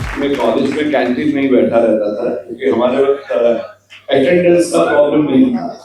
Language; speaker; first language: Hindi; non-native, local second language; Gujarati